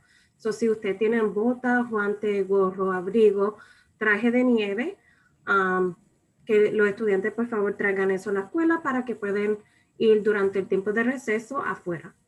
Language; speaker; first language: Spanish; early bilingual, other home language; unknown